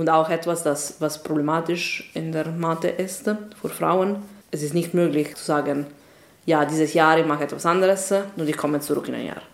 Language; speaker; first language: German; non-native, fluent; Italian